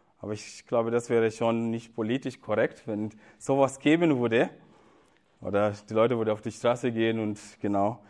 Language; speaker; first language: German; non-native, fluent; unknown